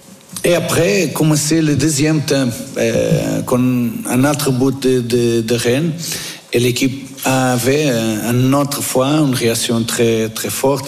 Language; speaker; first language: French; non-native, fluent; Portuguese